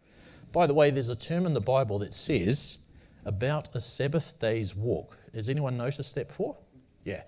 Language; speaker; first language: English; native; English